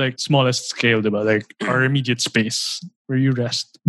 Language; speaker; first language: English; non-native, local second language; Filipino